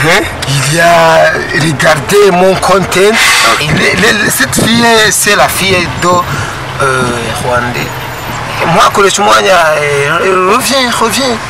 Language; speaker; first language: French; non-native, learner; Rundi